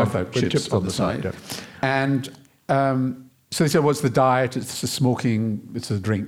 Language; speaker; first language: English; native; English